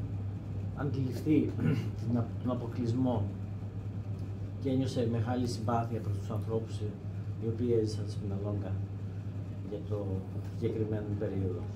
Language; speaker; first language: Greek; native; Greek